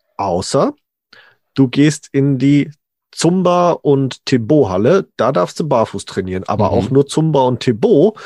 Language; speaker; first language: German; early bilingual, other home language; Italian